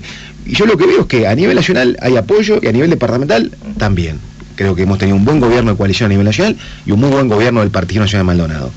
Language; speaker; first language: Spanish; native; Spanish